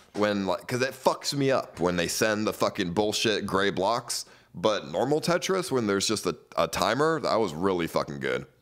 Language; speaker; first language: English; native; English